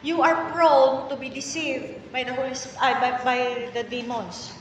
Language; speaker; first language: English; non-native, local second language; Filipino